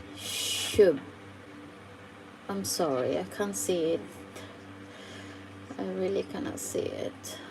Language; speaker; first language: English; non-native, fluent; Filipino